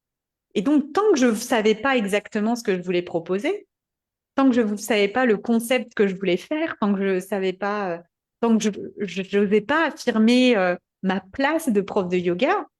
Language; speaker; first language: French; native; French